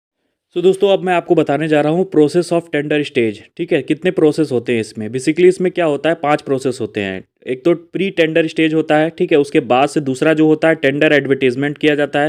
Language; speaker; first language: Hindi; native; Hindi